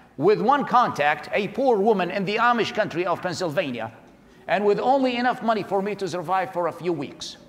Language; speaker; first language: English; non-native, fluent; Arabic